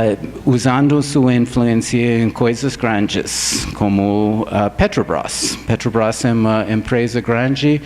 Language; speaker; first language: Portuguese; non-native, fluent; English